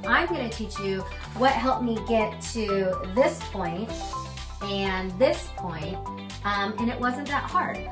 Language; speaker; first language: English; native; English